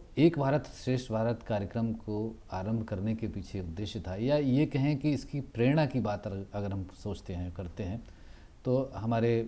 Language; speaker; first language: Hindi; native; Hindi